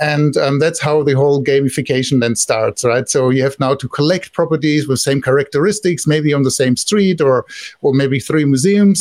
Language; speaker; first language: English; non-native, fluent; German